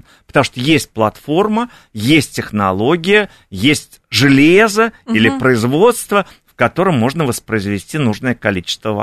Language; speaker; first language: Russian; native; Russian